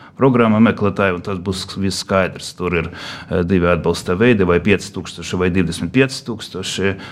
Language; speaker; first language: Latvian; non-native, local second language; Russian